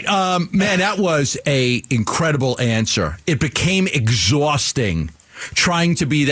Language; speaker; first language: English; native; English